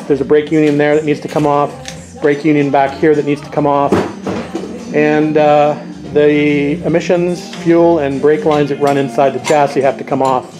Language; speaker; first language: English; native; English